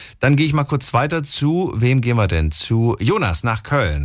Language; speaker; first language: German; native; German